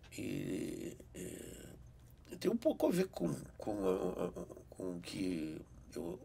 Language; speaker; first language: Portuguese; early bilingual, heritage; Portuguese